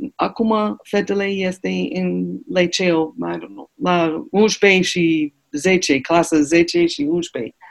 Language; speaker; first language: Romanian; non-native, learner; English